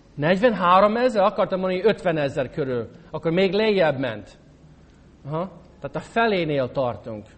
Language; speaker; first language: Hungarian; non-native, fluent; English